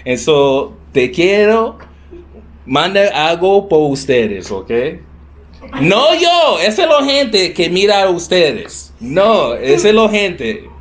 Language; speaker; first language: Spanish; non-native, learner; English